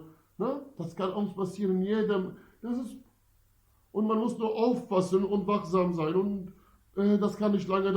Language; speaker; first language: German; non-native, fluent; Arabic